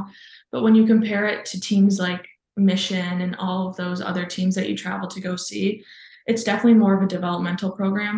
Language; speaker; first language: English; native; English